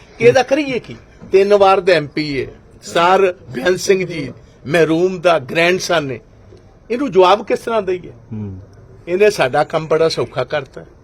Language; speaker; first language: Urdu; non-native, local second language; Punjabi